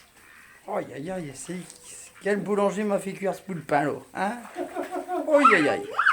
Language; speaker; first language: French; native; French